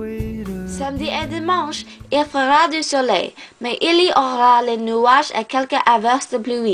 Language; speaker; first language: French; non-native, learner; English